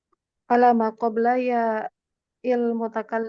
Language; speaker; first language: Arabic; non-native, learner; Indonesian